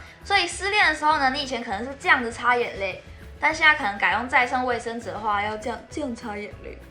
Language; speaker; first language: Chinese; native; Chinese